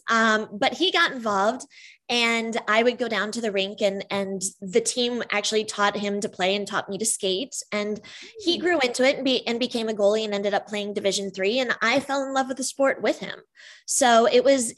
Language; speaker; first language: English; native; English